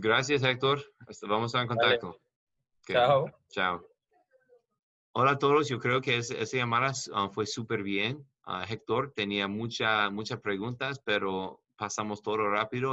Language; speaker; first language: Spanish; non-native, learner; English